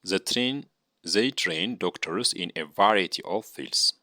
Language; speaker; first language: English; non-native, local second language; Amharic